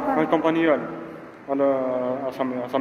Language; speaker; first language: French; non-native, learner; Arabic